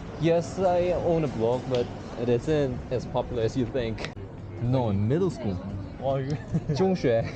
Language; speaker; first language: English; non-native, learner; Korean